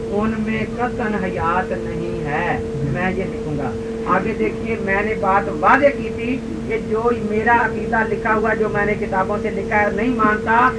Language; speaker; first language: Urdu; native; Urdu